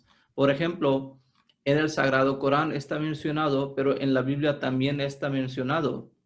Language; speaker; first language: Spanish; non-native, fluent; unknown